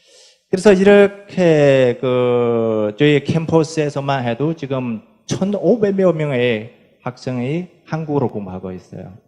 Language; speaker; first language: Korean; non-native, fluent; Chinese